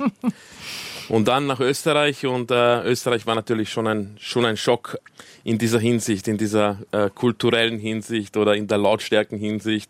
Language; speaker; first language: German; early bilingual, other home language; Croatian